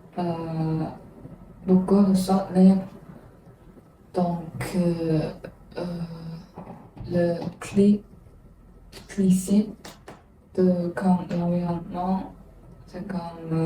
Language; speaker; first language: French; non-native, learner; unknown